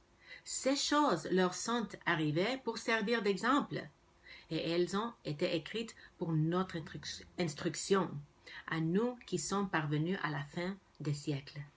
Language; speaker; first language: French; non-native, fluent; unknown